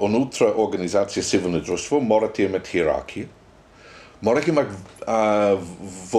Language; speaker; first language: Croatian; non-native, fluent; English